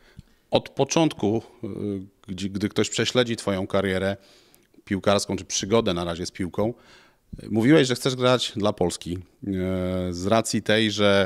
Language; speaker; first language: Polish; native; Polish